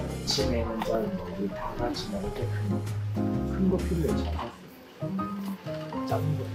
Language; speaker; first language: Korean; non-native, learner; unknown